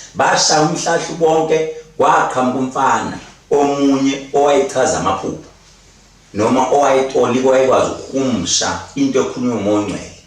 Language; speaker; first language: Zulu; native; Zulu